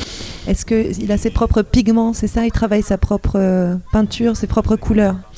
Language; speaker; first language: French; native; French